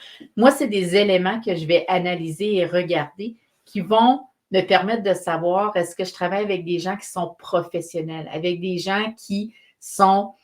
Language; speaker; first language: French; native; French